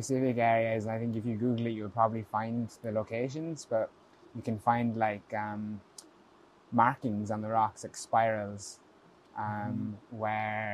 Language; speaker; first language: English; native; English